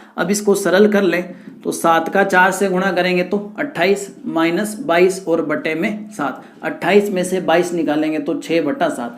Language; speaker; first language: Hindi; native; Hindi